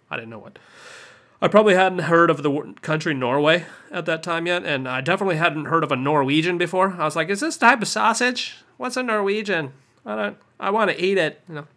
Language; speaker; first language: English; native; English